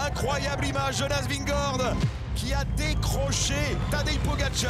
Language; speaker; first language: French; native; French